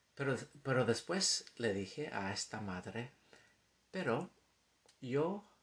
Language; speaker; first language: Spanish; non-native, fluent; English